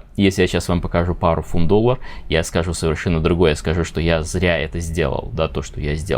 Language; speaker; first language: Russian; native; Russian